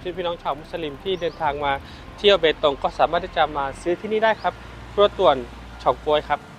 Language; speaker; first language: Thai; native; Thai